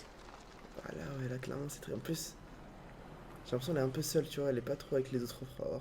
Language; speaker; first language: French; native; French